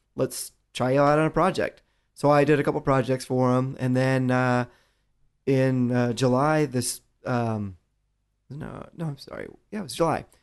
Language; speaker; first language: English; native; English